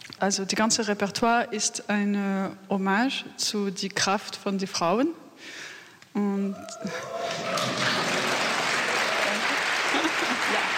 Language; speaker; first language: German; non-native, learner; French